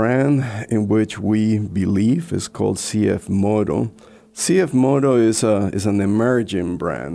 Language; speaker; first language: English; non-native, fluent; Spanish